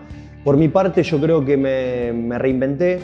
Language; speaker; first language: Spanish; native; Spanish